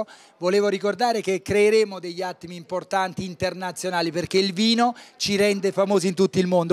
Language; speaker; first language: Italian; native; Italian